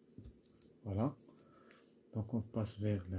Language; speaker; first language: French; non-native, local second language; Arabic